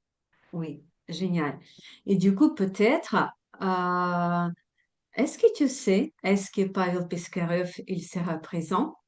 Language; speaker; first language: French; non-native, fluent; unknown